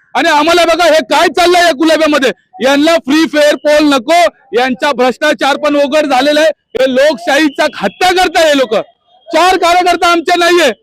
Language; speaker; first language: Marathi; non-native, local second language; Lambadi